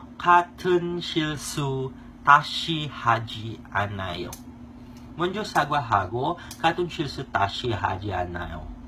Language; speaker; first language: Korean; non-native, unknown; Filipino